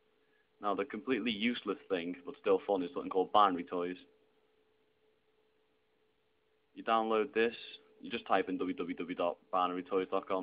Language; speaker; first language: English; native; English